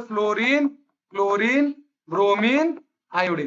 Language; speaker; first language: Hindi; non-native, local second language; Marathi